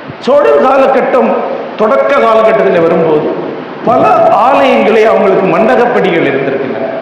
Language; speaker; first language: Tamil; non-native, local second language; Malayalam